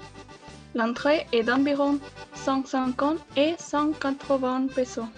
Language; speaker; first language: French; non-native, learner; Spanish